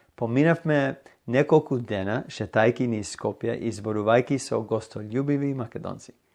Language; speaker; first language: Macedonian; non-native, fluent; English